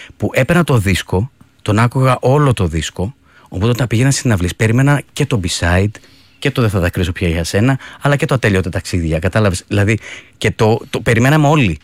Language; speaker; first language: Greek; native; Greek